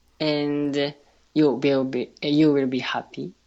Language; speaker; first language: English; non-native, learner; Japanese